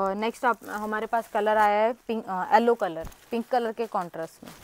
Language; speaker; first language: Hindi; non-native, local second language; Marathi